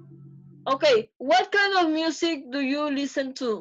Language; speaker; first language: English; non-native, fluent; Spanish